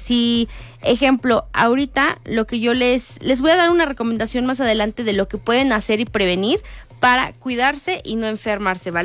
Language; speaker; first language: Spanish; native; Spanish